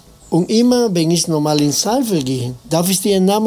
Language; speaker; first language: German; non-native, fluent; Spanish